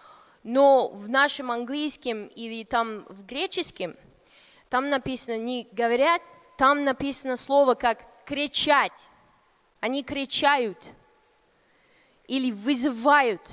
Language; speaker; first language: Russian; non-native, fluent; English